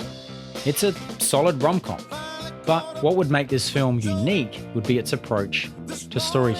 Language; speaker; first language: English; native; English